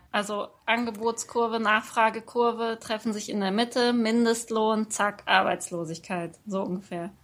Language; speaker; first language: German; early bilingual, other home language; Persian